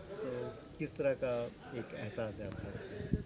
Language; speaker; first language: Hindi; native; Hindi